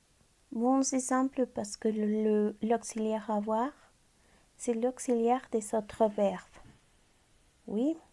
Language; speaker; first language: French; non-native, fluent; Spanish